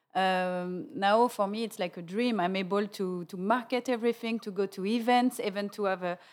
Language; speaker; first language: English; non-native, fluent; French